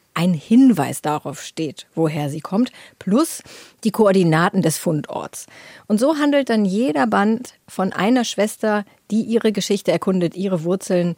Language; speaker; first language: German; native; German